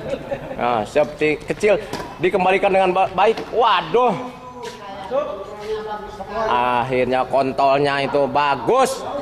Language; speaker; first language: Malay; non-native, local second language; Javanese